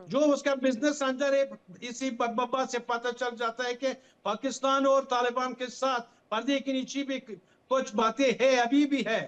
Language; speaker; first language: Hindi; non-native, fluent; Pashto